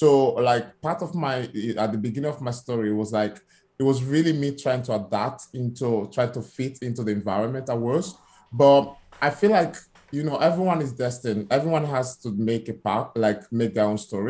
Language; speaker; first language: English; non-native, fluent; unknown